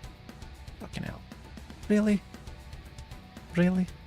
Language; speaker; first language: English; native; English